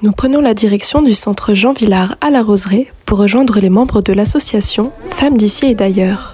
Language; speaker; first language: French; native; French